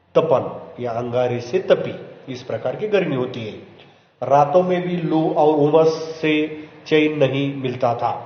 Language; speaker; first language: Hindi; non-native, local second language; Marathi